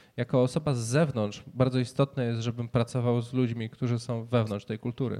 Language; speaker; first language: Polish; native; Polish